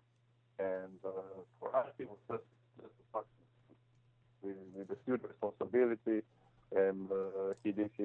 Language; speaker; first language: English; non-native, fluent; Slovenian